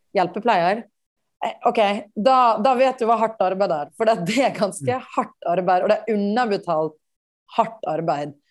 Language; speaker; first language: Norwegian; native; Norwegian